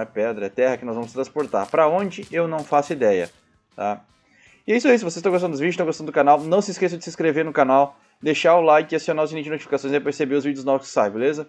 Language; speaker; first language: Portuguese; native; Portuguese